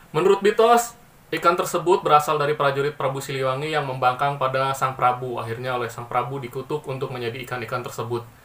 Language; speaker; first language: Indonesian; non-native, local second language; Sundanese